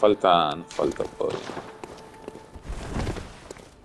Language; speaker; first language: Spanish; native; Spanish